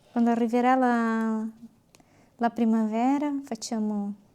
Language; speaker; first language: Italian; non-native, learner; Portuguese